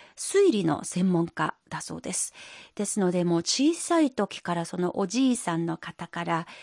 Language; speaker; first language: Japanese; native; Japanese